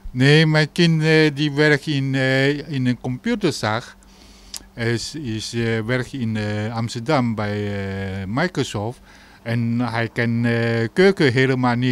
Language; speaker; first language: Dutch; non-native, learner; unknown